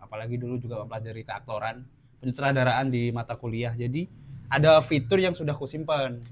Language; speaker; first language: Indonesian; native; Indonesian